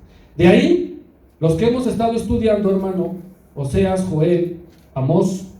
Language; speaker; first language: Spanish; native; Spanish